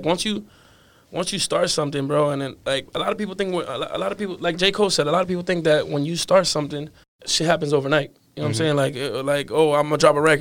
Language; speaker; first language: English; native; English